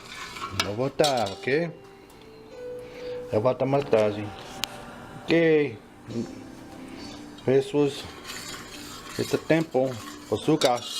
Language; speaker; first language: Portuguese; non-native, learner; English